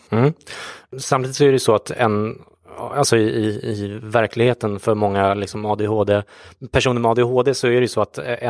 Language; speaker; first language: Swedish; native; Swedish